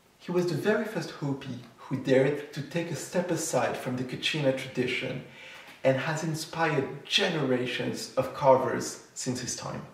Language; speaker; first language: English; non-native, fluent; French